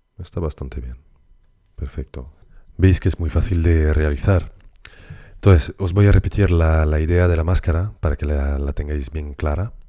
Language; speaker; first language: Spanish; native; Spanish